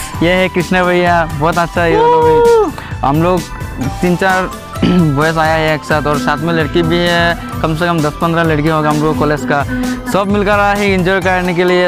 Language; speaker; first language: Hindi; non-native, local second language; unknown